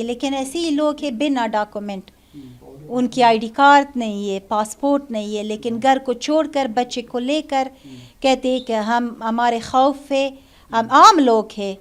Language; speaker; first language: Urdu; non-native, learner; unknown